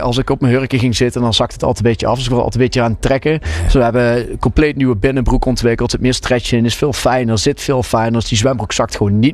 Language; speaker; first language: Dutch; native; Dutch